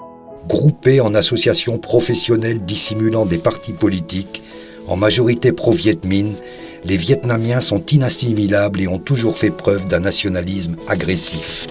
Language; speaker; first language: French; native; French